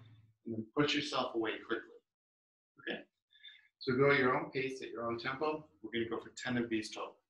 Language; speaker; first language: English; native; English